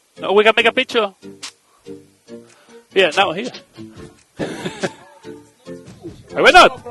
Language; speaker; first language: English; non-native, learner; Spanish